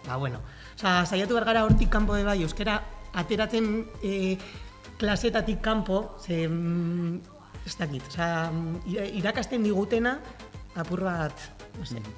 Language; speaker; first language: Basque; non-native, local second language; Spanish